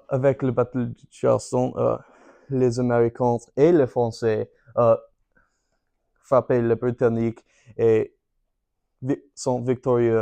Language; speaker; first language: French; non-native, learner; English